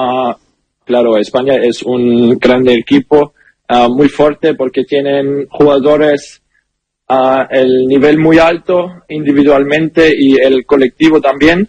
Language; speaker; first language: Spanish; non-native, learner; German